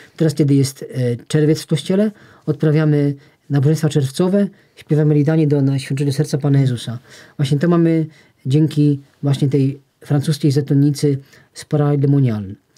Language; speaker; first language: Polish; native; Polish